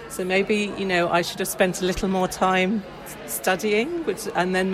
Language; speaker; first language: English; native; English